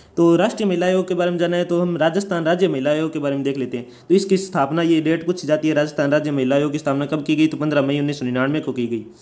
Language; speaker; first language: Hindi; native; Hindi